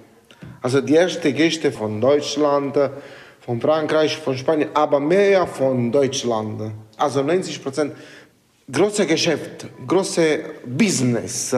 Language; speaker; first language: German; non-native, learner; Italian